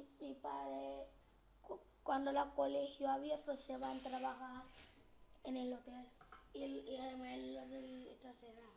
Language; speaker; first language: Spanish; early bilingual, other home language; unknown